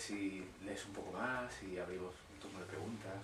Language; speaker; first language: Spanish; native; Spanish